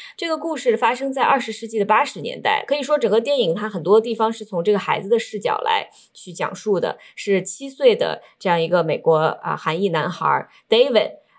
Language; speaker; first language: Chinese; native; Chinese